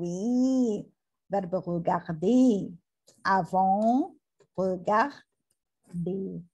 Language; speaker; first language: French; non-native, learner; Arabic